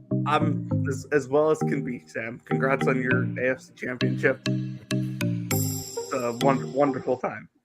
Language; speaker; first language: English; native; English